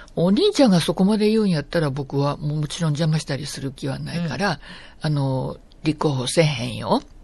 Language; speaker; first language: Japanese; native; Japanese